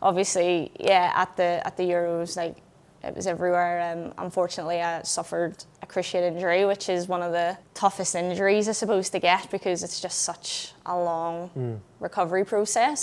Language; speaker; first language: English; native; English